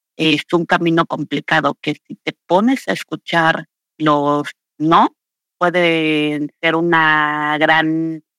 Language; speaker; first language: Spanish; native; Spanish